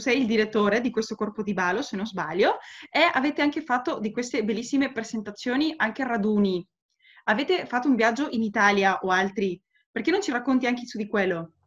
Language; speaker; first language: Italian; non-native, fluent; Spanish